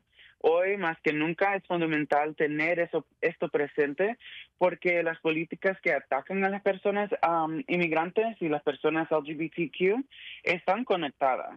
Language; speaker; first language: Spanish; early bilingual, heritage; Spanish